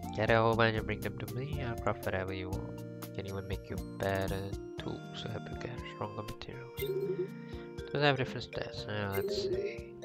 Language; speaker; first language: English; non-native, local second language; Malay